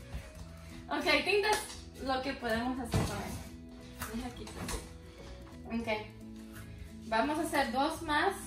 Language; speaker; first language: Spanish; early bilingual, heritage; Spanish